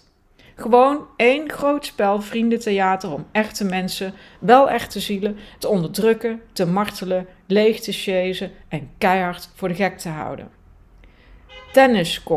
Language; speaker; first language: Dutch; native; Dutch